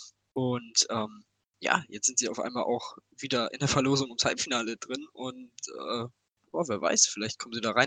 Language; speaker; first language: German; native; German